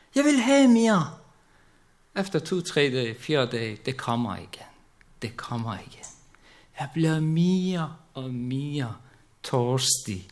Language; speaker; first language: Danish; non-native, learner; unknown